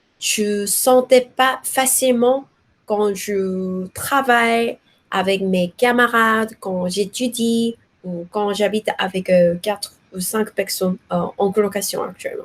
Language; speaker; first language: French; non-native, learner; Korean